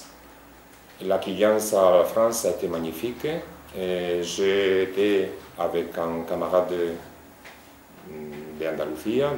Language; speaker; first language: French; non-native, fluent; Spanish